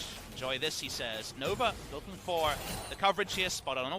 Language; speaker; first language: English; native; English